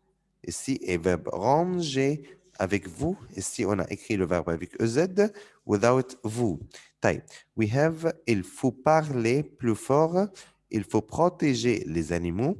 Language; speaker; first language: French; non-native, fluent; Arabic